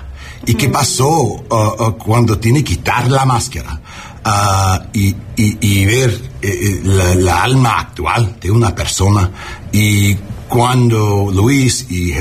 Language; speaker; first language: Spanish; early bilingual, heritage; English